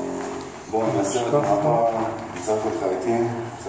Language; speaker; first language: Hebrew; native; Hebrew